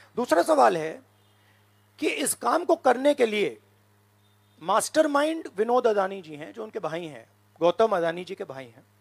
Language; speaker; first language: Hindi; native; Hindi